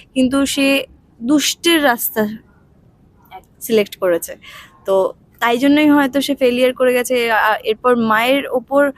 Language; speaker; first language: Bangla; non-native, learner; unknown